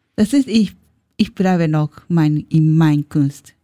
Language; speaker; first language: German; non-native, learner; Japanese